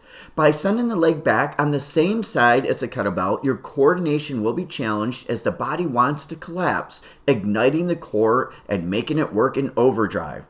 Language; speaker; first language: English; native; English